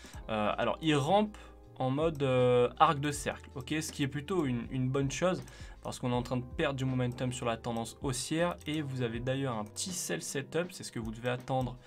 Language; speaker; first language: French; native; French